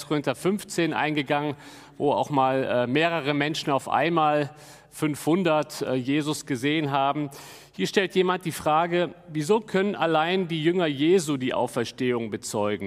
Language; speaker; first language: German; native; German